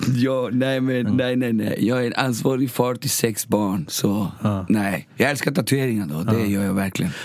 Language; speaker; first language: Swedish; early bilingual, other home language; Spanish